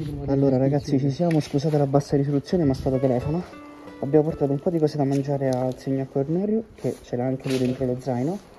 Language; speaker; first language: Italian; native; Italian